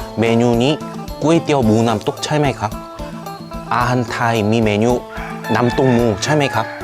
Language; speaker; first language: Thai; non-native, fluent; Korean